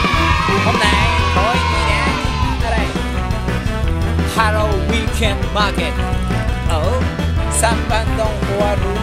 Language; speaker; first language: Vietnamese; non-native, learner; Japanese